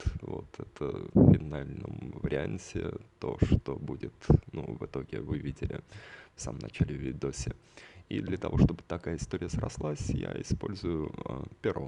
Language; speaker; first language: Russian; native; Russian